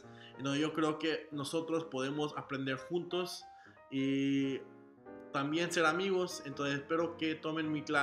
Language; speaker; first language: Spanish; non-native, fluent; English